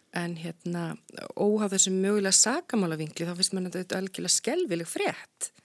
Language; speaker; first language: Icelandic; native; Icelandic